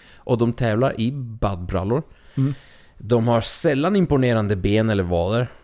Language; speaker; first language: Swedish; early bilingual, other home language; Spanish